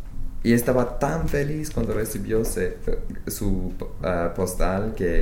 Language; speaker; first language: Spanish; non-native, learner; English